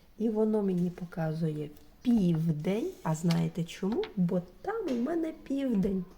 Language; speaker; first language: Ukrainian; non-native, local second language; Russian